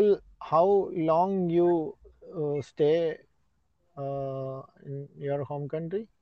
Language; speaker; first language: English; non-native, learner; Malayalam